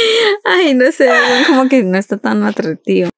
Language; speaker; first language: Spanish; native; Spanish